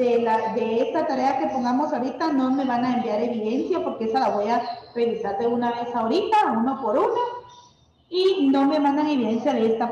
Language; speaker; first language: Spanish; native; Spanish